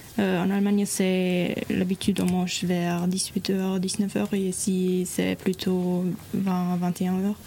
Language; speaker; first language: French; non-native, fluent; German